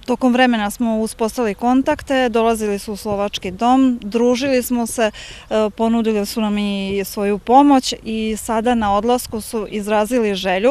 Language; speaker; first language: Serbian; non-native, local second language; Slovak